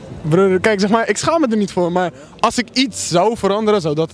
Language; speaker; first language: Dutch; native; Dutch